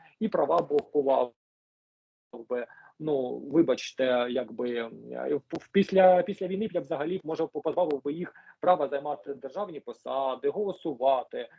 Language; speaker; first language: Ukrainian; native; Ukrainian